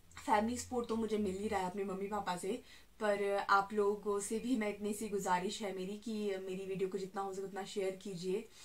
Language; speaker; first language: Hindi; native; Hindi